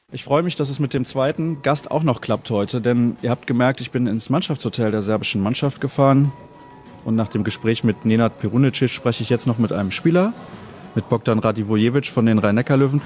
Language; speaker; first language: German; native; German